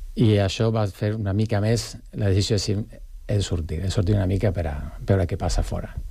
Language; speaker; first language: Catalan; non-native, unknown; Spanish